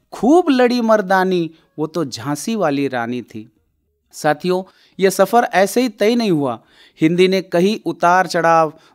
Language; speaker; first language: Hindi; non-native, local second language; Marathi